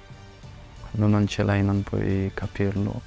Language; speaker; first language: Italian; non-native, fluent; French